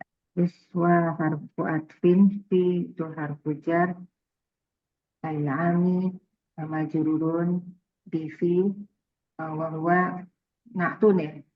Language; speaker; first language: Arabic; non-native, learner; Indonesian